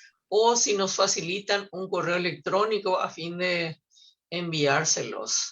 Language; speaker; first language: Spanish; native; Spanish